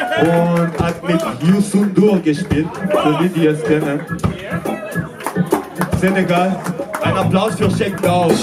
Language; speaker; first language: German; non-native, learner; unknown